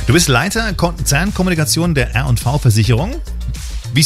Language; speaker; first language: German; native; German